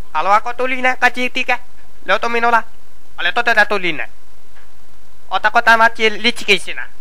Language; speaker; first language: Finnish; non-native, learner; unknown